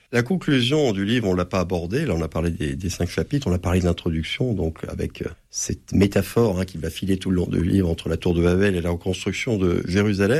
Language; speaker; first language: French; native; French